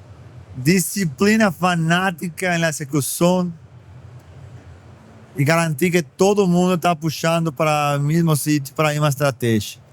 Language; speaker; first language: Portuguese; non-native, fluent; Spanish